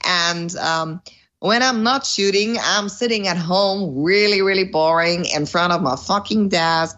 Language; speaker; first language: English; non-native, fluent; German